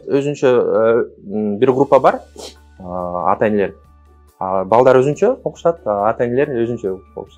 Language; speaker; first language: Kyrgyz; non-native, local second language; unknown